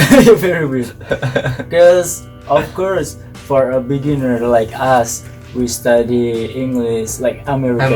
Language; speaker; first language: English; non-native, learner; Indonesian